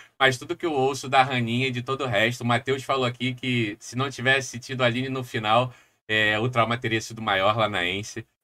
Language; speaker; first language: Portuguese; native; Portuguese